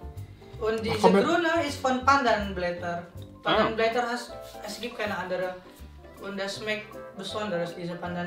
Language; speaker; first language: German; non-native, learner; Indonesian